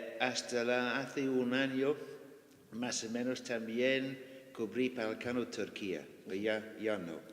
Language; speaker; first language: Spanish; non-native, fluent; English